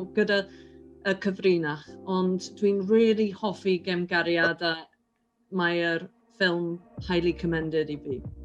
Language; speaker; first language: Welsh; non-native, learner; English